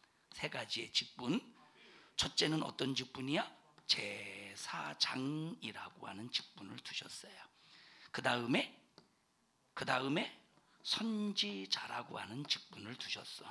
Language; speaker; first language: Korean; native; Korean